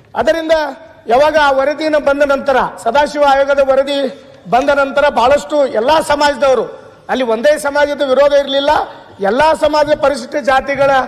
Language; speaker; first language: Kannada; non-native, local second language; Lambadi